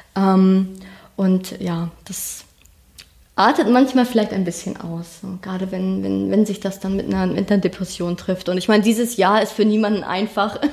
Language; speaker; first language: German; native; German